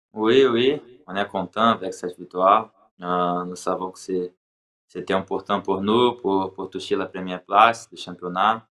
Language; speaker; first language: French; non-native, learner; Portuguese